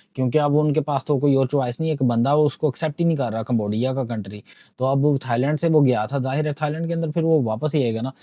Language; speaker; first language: Urdu; non-native, local second language; Punjabi